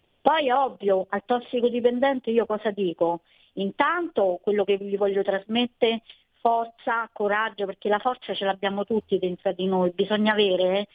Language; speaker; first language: Italian; native; Italian